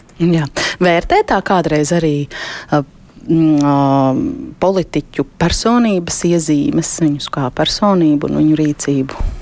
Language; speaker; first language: Latvian; native; Latvian